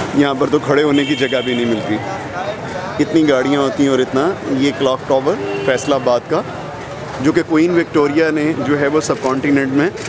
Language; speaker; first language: Urdu; non-native, local second language; Punjabi